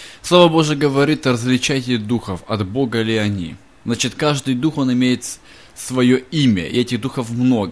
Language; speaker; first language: Russian; native; Russian